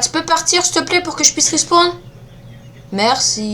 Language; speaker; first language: French; native; French